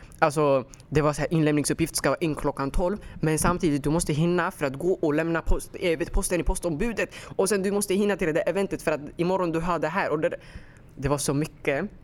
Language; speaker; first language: Swedish; early bilingual, other home language; Somali